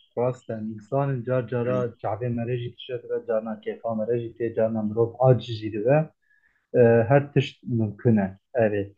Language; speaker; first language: Kurdish; native; Kurdish